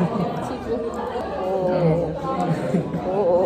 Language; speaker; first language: Korean; non-native, learner; Japanese